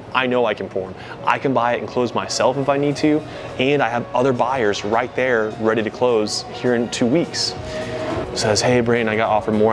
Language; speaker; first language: English; native; English